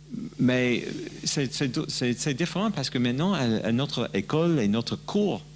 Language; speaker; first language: French; non-native, learner; English